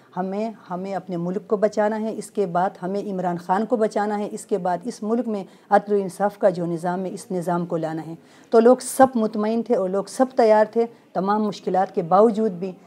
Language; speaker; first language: Urdu; non-native, local second language; Khowar